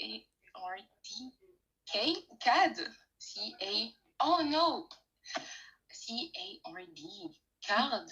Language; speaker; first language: English; non-native, learner; French